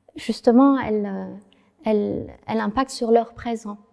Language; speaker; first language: French; non-native, fluent; Vietnamese